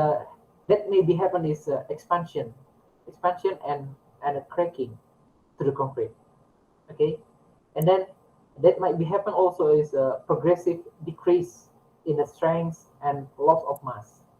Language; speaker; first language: English; non-native, learner; Indonesian